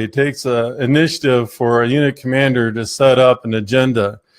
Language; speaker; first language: English; native; English